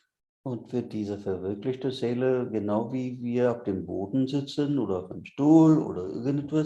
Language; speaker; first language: German; non-native, fluent; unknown